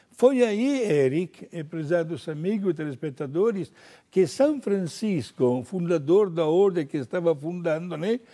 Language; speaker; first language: Portuguese; non-native, fluent; Italian